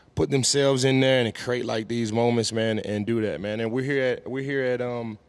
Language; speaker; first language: English; native; English